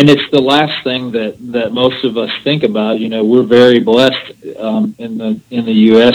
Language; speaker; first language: English; native; English